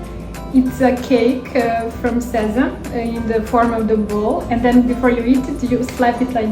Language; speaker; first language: English; non-native, fluent; Serbian